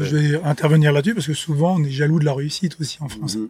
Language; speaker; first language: French; native; French